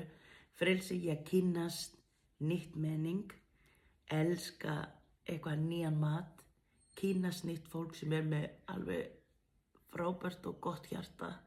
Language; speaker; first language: Icelandic; non-native, fluent; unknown